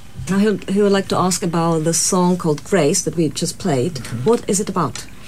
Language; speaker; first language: English; non-native, fluent; Czech